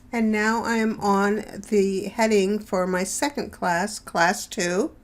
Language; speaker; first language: English; native; English